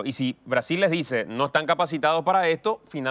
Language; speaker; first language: Spanish; native; Spanish